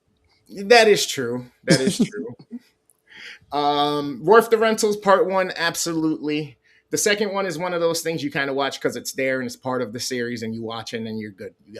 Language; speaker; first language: English; native; English